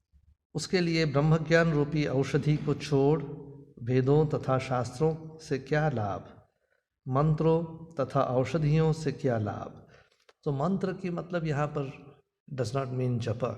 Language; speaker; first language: Hindi; non-native, local second language; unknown